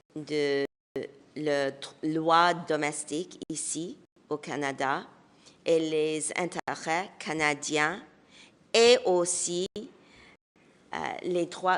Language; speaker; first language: French; non-native, fluent; English